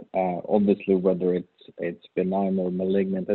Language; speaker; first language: English; non-native, fluent; Swedish